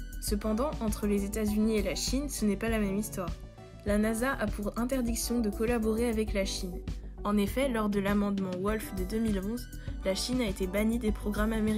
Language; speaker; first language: French; native; French